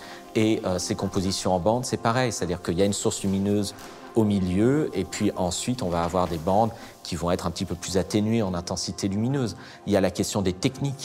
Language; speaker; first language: French; native; French